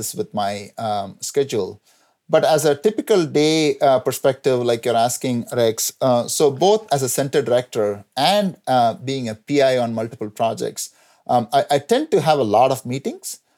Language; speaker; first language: English; non-native, local second language; Tamil